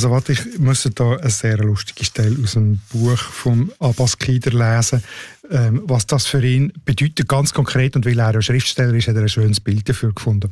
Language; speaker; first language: German; native; German